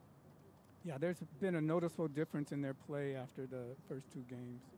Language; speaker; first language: English; native; English